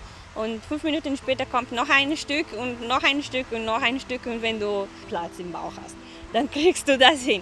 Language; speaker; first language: German; non-native, fluent; Portuguese